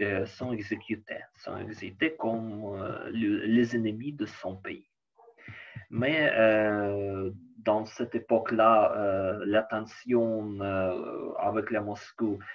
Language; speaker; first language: French; non-native, learner; Ukrainian